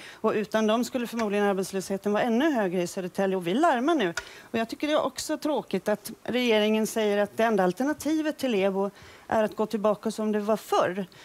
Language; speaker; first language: Swedish; native; Swedish